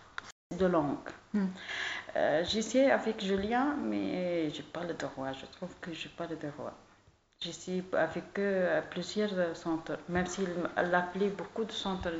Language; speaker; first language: French; non-native, learner; Arabic